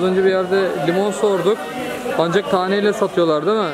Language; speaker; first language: Turkish; native; Turkish